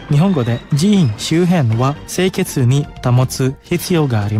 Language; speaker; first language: Japanese; non-native, fluent; Indonesian